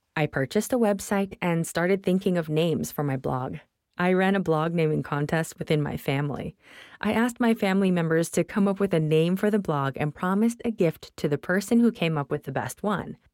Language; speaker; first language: English; non-native, local second language; Tamil